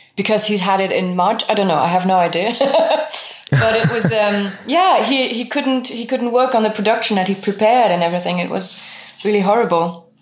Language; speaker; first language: English; non-native, fluent; French